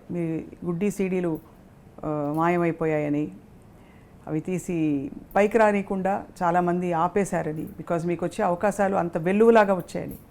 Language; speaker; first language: Telugu; native; Telugu